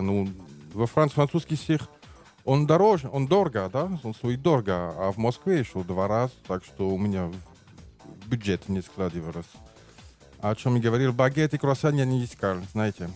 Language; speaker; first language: Russian; non-native, learner; French